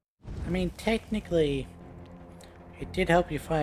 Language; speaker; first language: English; native; English